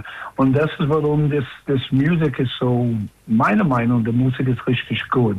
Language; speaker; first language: German; non-native, learner; English